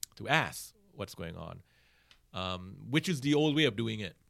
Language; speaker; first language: English; native; English